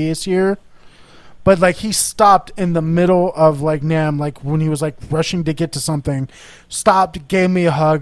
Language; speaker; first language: English; native; English